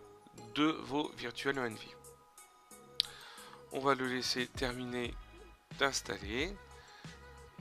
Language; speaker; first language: French; native; French